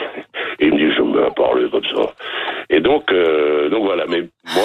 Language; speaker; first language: French; native; French